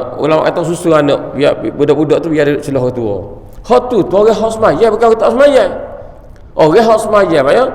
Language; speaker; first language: Malay; native; Malay